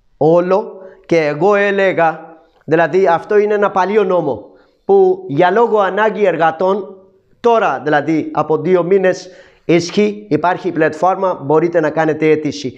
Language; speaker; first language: Greek; non-native, learner; Urdu